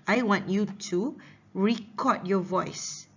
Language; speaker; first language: English; non-native, local second language; Malay